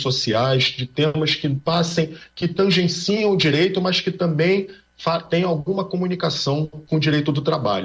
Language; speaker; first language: Portuguese; native; Portuguese